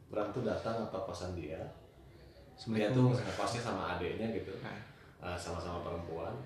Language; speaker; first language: Indonesian; native; Indonesian